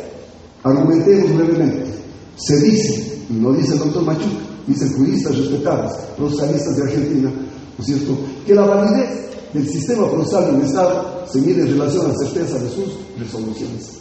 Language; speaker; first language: Spanish; native; Spanish